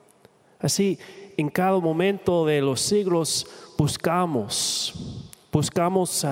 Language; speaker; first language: Spanish; non-native, fluent; English